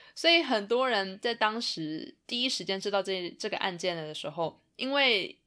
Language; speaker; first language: Chinese; native; Chinese